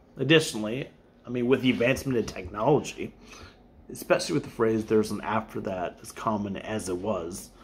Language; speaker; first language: English; native; English